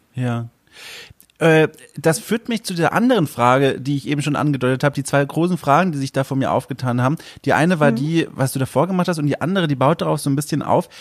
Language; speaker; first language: German; native; German